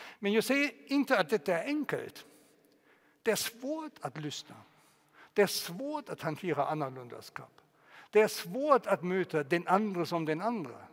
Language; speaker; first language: Swedish; non-native, fluent; German